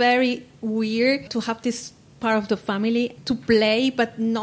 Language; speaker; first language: English; non-native, fluent; Spanish